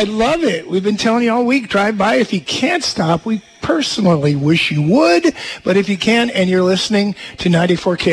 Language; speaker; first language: English; native; English